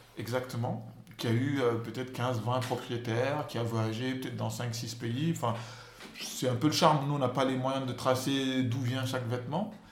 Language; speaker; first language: French; non-native, local second language; Wolof